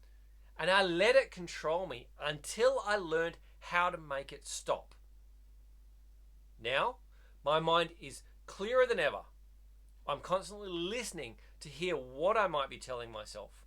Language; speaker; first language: English; native; English